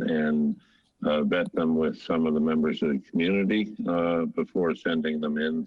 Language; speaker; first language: English; native; English